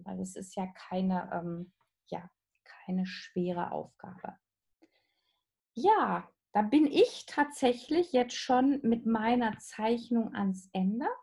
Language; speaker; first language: German; native; German